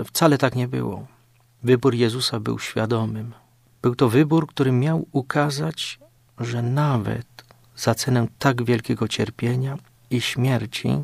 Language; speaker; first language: Polish; native; Polish